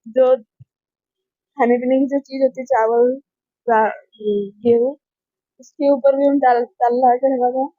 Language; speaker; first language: Hindi; non-native, local second language; Marathi